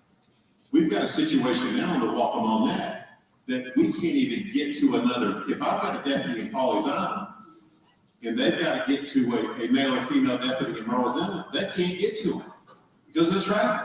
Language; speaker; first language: English; native; English